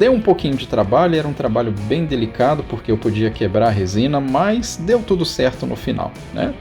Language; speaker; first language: Portuguese; native; Portuguese